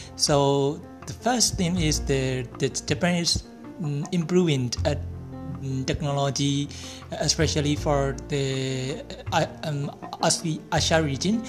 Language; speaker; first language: English; non-native, learner; Burmese